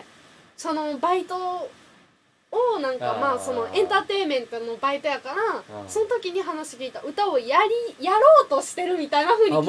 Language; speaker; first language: Japanese; native; Japanese